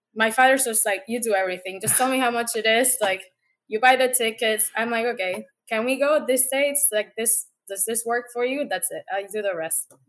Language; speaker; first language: English; non-native, fluent; Spanish